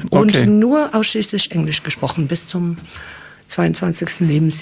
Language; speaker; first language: German; non-native, fluent; English